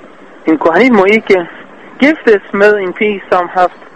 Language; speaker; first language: Danish; non-native, fluent; Hebrew